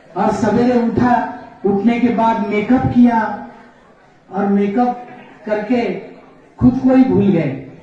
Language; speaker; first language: Hindi; non-native, local second language; Marathi